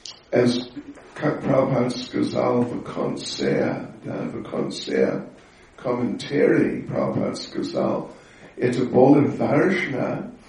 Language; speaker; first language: Russian; non-native, learner; English